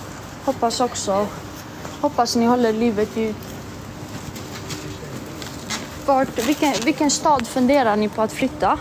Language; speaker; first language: Swedish; early bilingual, other home language; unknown